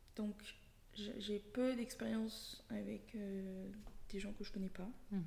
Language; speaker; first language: French; native; French